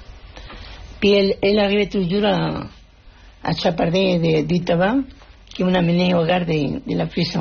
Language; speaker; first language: French; non-native, fluent; Spanish